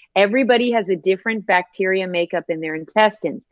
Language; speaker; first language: English; native; English